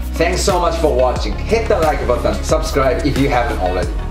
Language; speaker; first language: English; non-native, fluent; Japanese